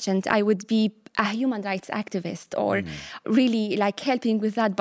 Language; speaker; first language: English; non-native, fluent; Arabic